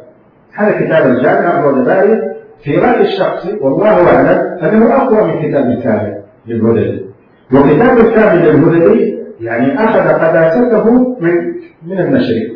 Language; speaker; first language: Arabic; native; Arabic